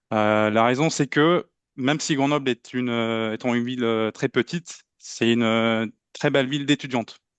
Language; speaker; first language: French; non-native, fluent; Turkish